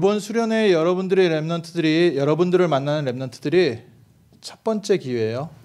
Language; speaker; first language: Korean; native; Korean